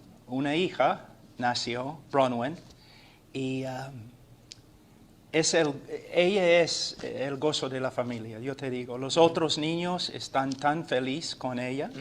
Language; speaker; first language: Spanish; non-native, fluent; English